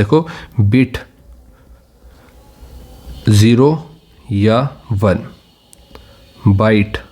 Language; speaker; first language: Hindi; native; Hindi